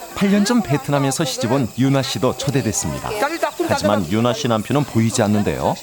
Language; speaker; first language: Korean; native; Korean